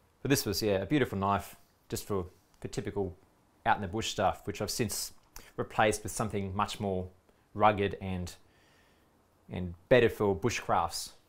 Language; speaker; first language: English; native; English